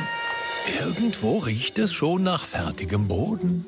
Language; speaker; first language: German; native; German